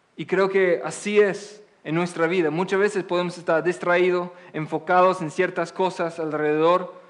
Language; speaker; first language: Spanish; non-native, fluent; English